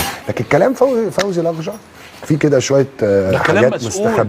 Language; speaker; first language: Arabic; native; Arabic